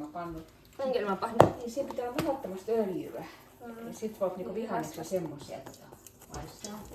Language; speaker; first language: Finnish; native; Finnish